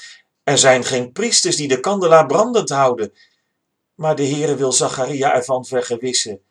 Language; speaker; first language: Dutch; native; Dutch